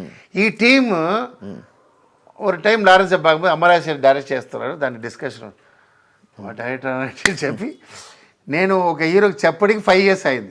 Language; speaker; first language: Telugu; non-native, learner; Tamil